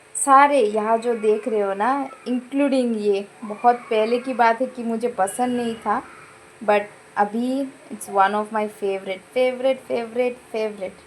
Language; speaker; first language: Hindi; non-native, local second language; Bangla